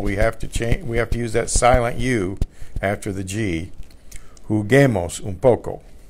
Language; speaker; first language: English; native; English